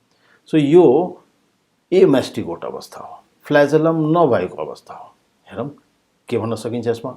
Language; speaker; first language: Nepali; native; Nepali